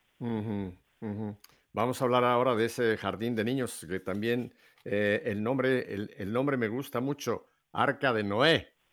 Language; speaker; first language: Spanish; native; Spanish